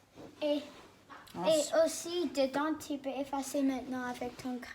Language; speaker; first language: French; non-native, learner; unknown